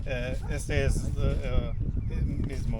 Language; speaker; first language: Spanish; non-native, learner; English